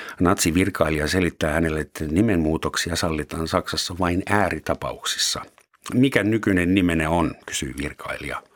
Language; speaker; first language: Finnish; non-native, fluent; German